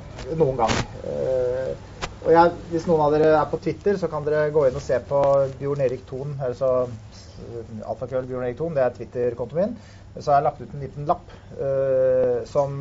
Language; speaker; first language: Norwegian; native; Norwegian